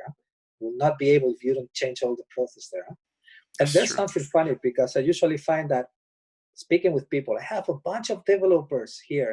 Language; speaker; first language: English; non-native, fluent; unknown